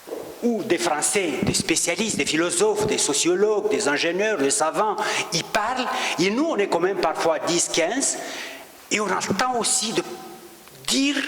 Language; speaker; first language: French; non-native, local second language; Romanian